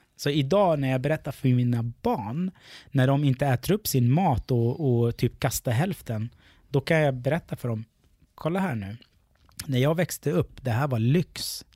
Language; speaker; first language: Swedish; early bilingual, other home language; Arabic